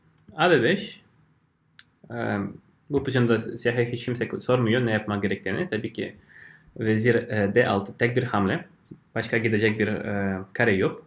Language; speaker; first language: Turkish; non-native, fluent; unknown